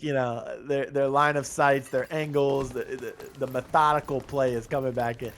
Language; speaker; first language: English; native; English